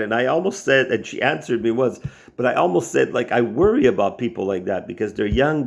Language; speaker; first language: English; non-native, local second language; French